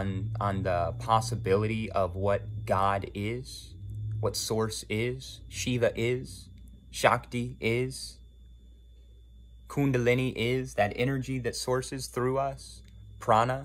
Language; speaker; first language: English; native; English